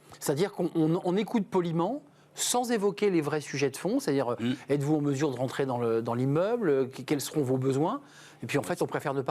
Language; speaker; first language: French; native; French